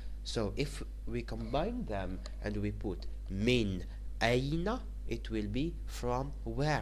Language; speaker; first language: English; non-native, fluent; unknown